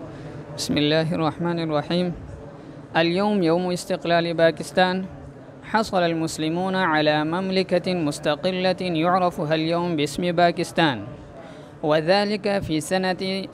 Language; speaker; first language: Arabic; non-native, learner; Urdu